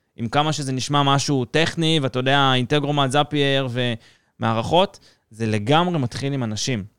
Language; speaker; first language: Hebrew; native; Hebrew